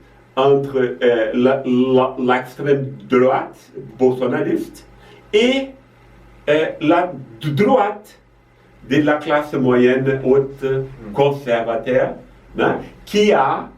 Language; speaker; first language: French; non-native, fluent; Portuguese